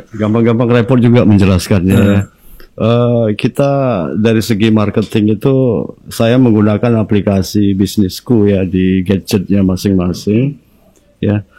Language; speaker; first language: Indonesian; native; Indonesian